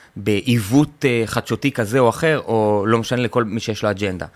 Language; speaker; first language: Hebrew; native; Hebrew